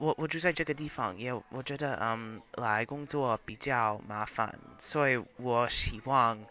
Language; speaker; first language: Chinese; non-native, learner; English